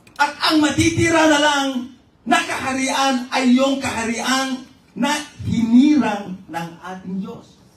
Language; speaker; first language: Filipino; non-native, local second language; Iloko